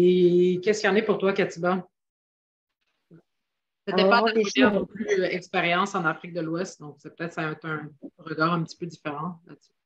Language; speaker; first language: French; native; French